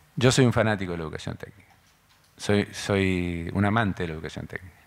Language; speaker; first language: Spanish; native; Spanish